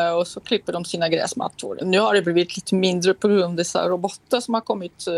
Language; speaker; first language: Swedish; non-native, fluent; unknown